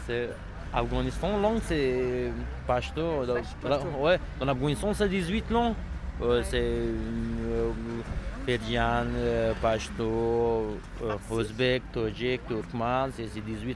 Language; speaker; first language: French; non-native, learner; Pashto